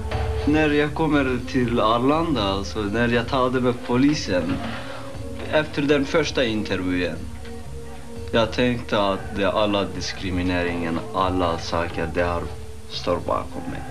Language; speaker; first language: Swedish; non-native, fluent; Kurdish